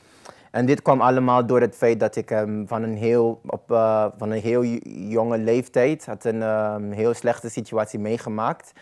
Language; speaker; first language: Dutch; non-native, local second language; Papiamento